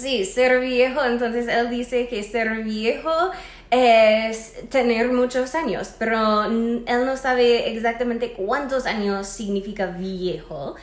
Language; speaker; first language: Spanish; non-native, fluent; English